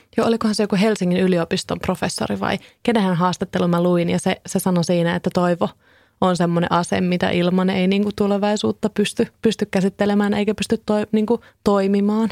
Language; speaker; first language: Finnish; native; Finnish